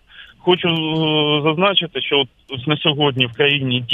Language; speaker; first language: Ukrainian; native; Ukrainian